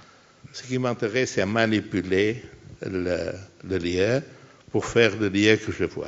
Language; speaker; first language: French; non-native, fluent; Portuguese